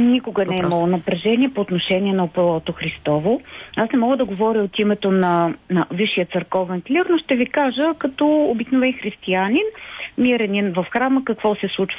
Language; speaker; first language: Bulgarian; native; Bulgarian